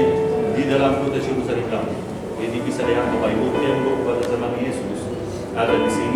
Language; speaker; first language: Indonesian; non-native, fluent; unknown